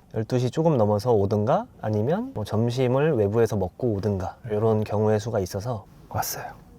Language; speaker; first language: Korean; native; Korean